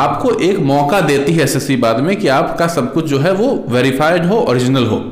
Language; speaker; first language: Hindi; native; Hindi